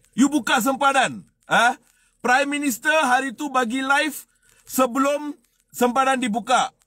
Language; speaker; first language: Malay; non-native, local second language; Tamil